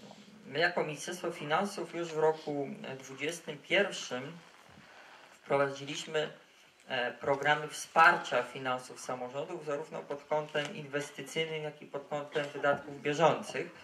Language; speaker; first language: Polish; native; Polish